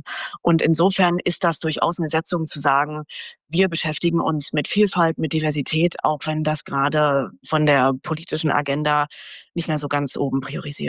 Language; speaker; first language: German; native; German